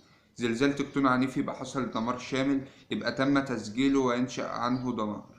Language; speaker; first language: Arabic; native; Arabic